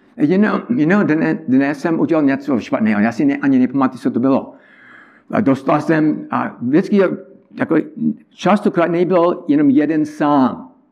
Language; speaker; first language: Czech; non-native, learner; English